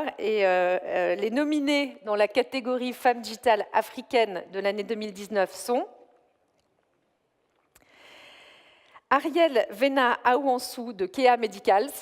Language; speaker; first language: French; native; French